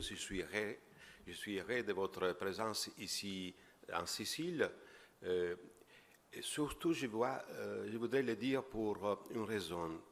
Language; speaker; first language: French; non-native, fluent; Italian